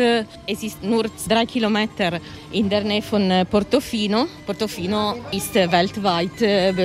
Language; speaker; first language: German; non-native, learner; Italian